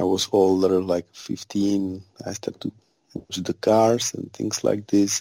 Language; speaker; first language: English; non-native, fluent; Czech